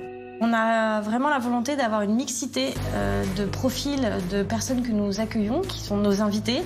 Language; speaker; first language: French; native; French